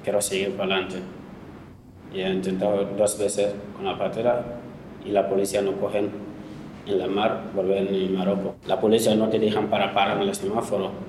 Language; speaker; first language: Spanish; non-native, learner; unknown